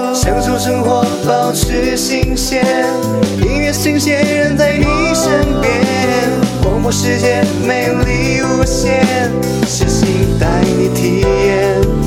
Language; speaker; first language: Chinese; non-native, local second language; Hakka Chinese